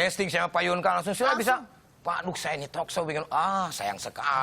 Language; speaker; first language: Indonesian; native; Indonesian